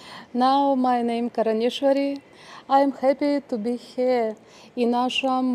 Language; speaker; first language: English; non-native, learner; Ukrainian